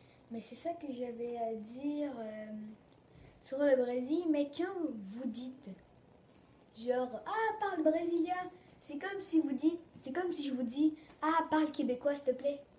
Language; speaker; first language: French; early bilingual, other home language; Portuguese